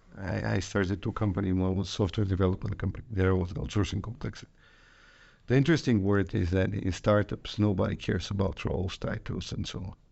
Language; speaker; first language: English; non-native, fluent; Bulgarian